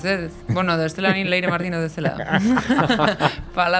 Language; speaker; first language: Basque; native; Basque